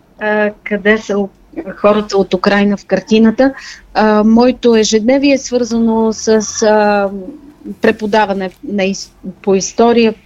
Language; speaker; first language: Bulgarian; native; Bulgarian